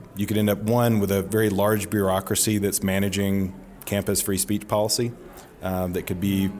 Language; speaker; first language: English; native; English